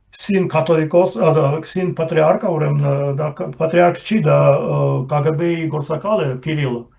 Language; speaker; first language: Armenian; non-native, fluent; German